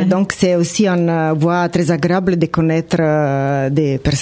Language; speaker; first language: French; non-native, fluent; Italian